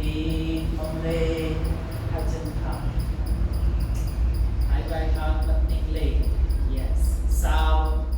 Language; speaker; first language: Vietnamese; non-native, learner; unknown